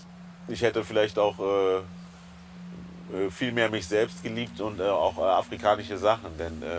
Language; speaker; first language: German; early bilingual, other home language; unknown